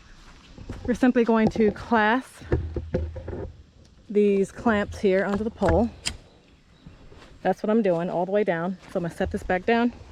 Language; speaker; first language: English; native; English